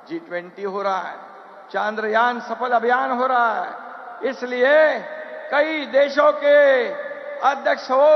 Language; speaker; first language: Hindi; non-native, local second language; Marathi